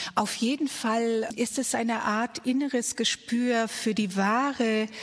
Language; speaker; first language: German; early bilingual, other home language; Croatian